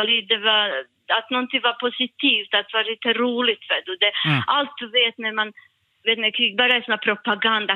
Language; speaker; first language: Swedish; non-native, learner; Bosnian